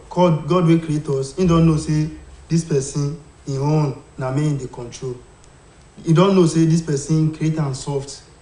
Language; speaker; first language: Nigerian Pidgin; non-native, local second language; Yoruba